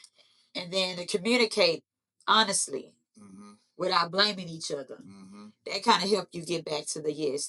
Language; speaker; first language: English; native; English